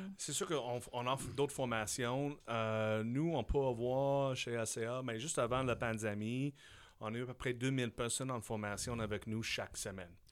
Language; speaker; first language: French; non-native, fluent; English